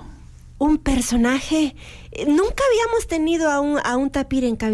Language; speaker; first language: Spanish; native; Spanish